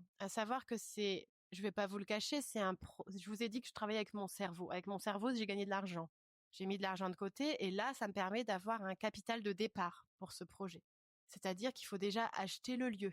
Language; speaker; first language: French; native; French